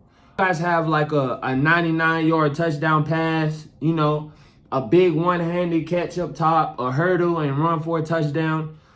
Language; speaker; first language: English; native; English